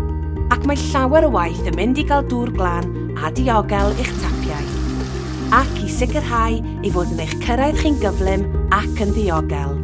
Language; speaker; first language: Welsh; native; Welsh